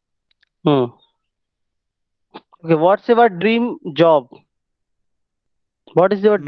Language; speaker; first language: English; non-native, local second language; Hindi